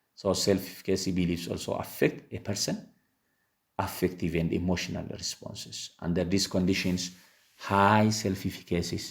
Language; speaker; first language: English; non-native, local second language; Amharic